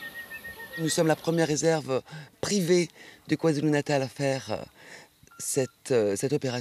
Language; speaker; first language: French; native; French